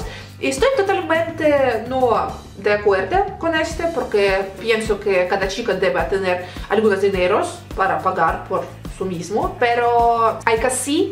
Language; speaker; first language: Spanish; non-native, learner; Russian